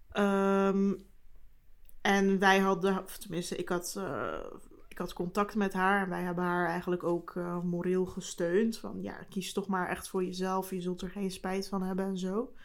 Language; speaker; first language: Dutch; early bilingual, other home language; Turkish